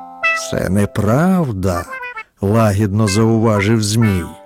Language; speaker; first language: Ukrainian; native; Ukrainian